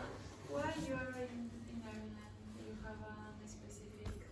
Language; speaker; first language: English; non-native, learner; Portuguese